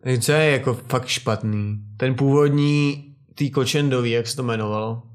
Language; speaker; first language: Czech; native; Czech